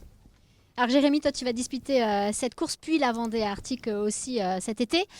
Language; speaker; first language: French; native; French